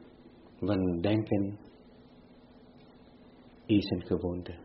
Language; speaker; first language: Dutch; non-native, fluent; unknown